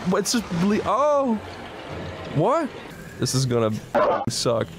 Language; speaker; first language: English; native; English